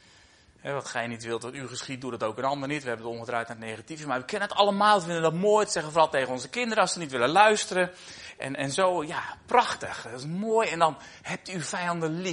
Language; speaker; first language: Dutch; native; Dutch